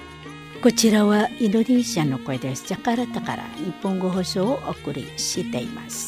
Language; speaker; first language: Japanese; non-native, fluent; Indonesian